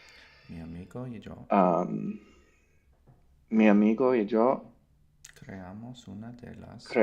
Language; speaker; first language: Spanish; non-native, learner; English